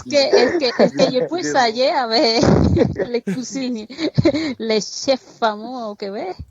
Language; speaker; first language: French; non-native, fluent; Spanish